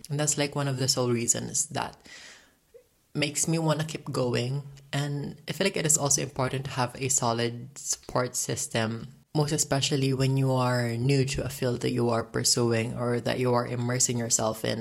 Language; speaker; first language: English; non-native, local second language; Cebuano